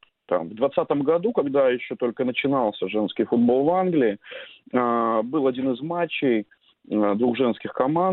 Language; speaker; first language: Russian; native; Russian